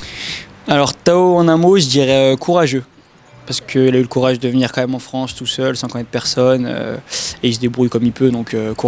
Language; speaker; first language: French; native; French